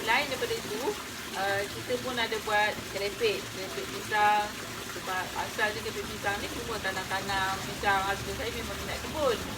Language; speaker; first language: Malay; native; Malay